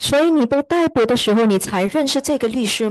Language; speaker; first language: Chinese; early bilingual, heritage; Chinese